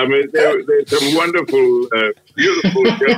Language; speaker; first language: English; non-native, local second language; Tamil